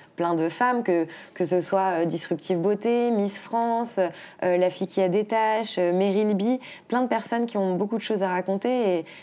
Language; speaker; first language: French; native; French